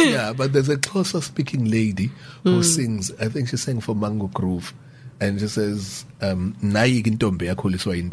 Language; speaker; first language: English; non-native, local second language; Zulu